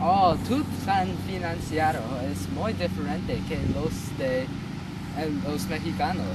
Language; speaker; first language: Spanish; non-native, learner; English